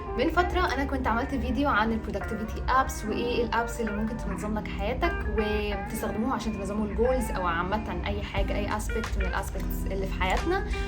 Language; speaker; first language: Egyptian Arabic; native; Egyptian Arabic